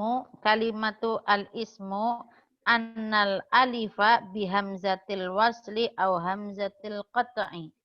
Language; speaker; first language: Arabic; non-native, fluent; Indonesian